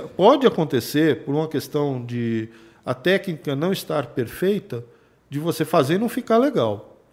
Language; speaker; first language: Portuguese; native; Portuguese